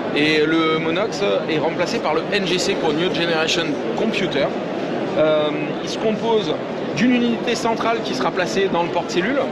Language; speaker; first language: French; native; French